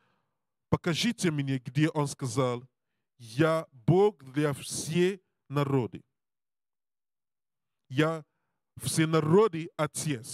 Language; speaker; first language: Russian; non-native, learner; English